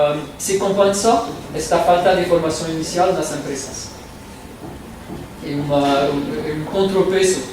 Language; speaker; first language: Portuguese; non-native, fluent; French